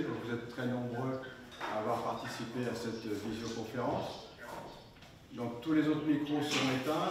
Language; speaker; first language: French; native; French